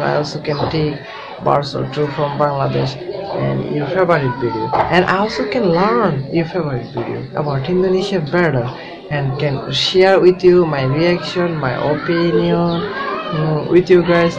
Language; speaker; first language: English; non-native, local second language; Bangla